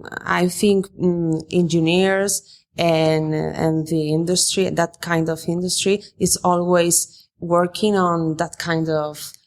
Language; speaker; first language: English; non-native, fluent; Spanish